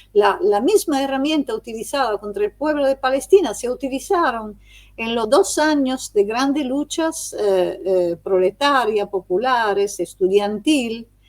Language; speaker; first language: Spanish; non-native, fluent; Italian